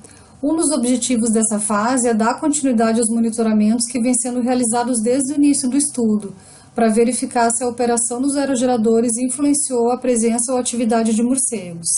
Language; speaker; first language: Portuguese; native; Portuguese